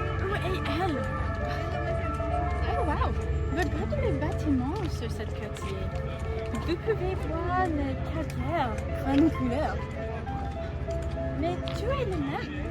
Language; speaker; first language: French; non-native, learner; English